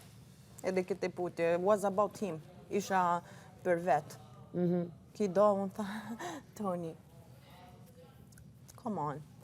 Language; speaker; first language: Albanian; early bilingual, heritage; Italian